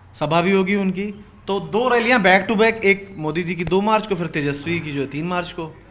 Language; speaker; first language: Hindi; native; Hindi